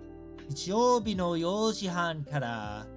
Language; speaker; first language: Japanese; non-native, learner; English